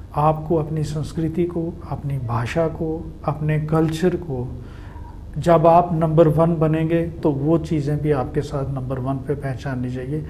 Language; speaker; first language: Hindi; native; Hindi